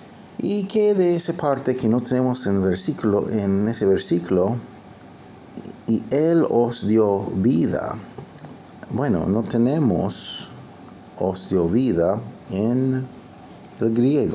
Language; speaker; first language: Spanish; non-native, fluent; English